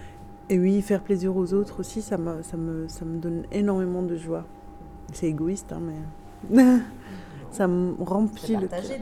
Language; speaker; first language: French; non-native, local second language; Arabic